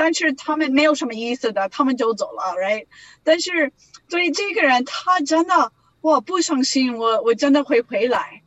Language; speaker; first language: Chinese; non-native, learner; English